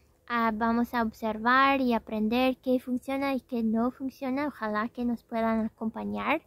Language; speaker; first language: Spanish; non-native, fluent; English